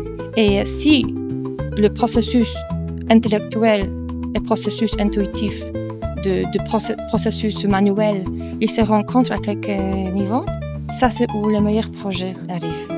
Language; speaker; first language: French; non-native, fluent; Polish